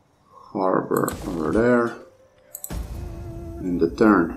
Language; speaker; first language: English; non-native, fluent; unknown